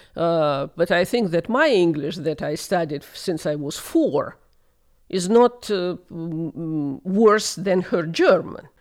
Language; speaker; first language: English; non-native, fluent; Russian